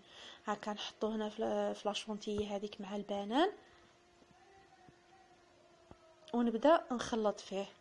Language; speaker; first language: Arabic; native; Arabic